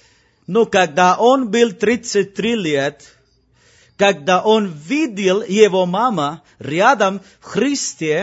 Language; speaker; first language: Russian; non-native, learner; Spanish